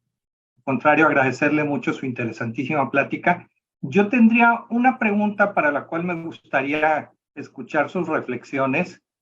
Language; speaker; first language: Spanish; native; Spanish